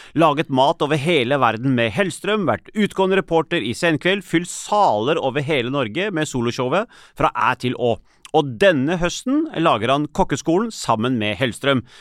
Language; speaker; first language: Norwegian; early bilingual, other home language; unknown